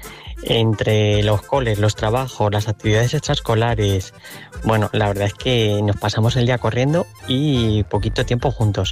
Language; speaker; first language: Spanish; native; Spanish